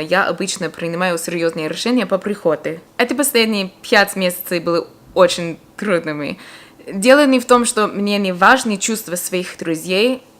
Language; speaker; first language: Russian; non-native, fluent; English